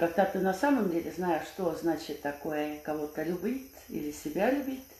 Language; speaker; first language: Russian; non-native, fluent; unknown